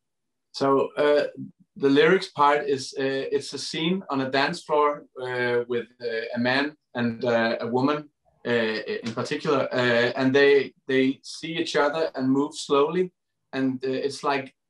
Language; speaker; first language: English; non-native, fluent; Danish